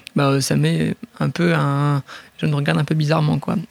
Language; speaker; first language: French; native; French